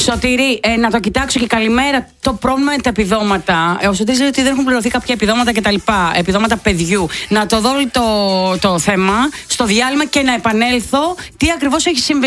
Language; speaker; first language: Greek; native; Greek